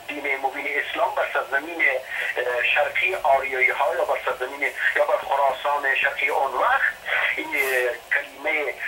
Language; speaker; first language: Persian; non-native, local second language; Shughni